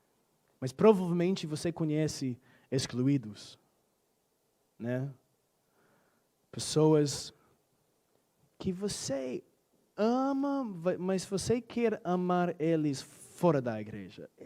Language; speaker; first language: Portuguese; non-native, fluent; English